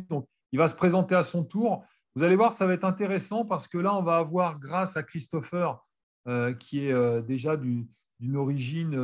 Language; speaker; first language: French; native; French